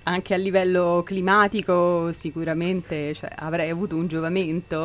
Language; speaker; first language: Italian; native; Italian